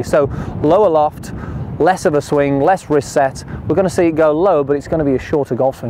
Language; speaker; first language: English; native; English